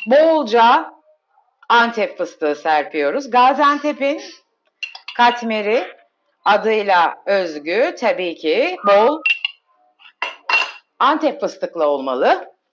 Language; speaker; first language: Turkish; native; Turkish